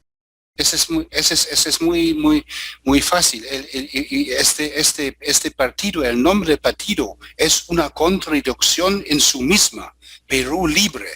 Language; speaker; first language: Spanish; non-native, fluent; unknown